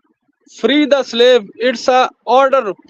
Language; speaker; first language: English; non-native, learner; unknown